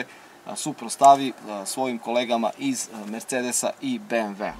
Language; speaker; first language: Serbian; native; Serbian